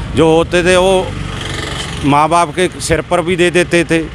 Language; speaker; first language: Hindi; native; Hindi